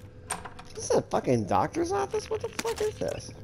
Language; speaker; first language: English; native; English